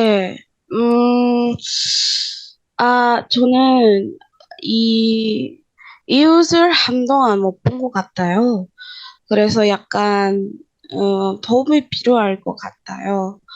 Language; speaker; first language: Korean; non-native, learner; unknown